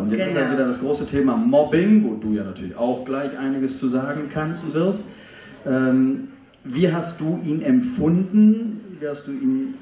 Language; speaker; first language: German; native; German